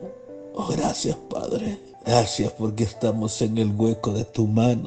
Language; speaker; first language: Spanish; native; Spanish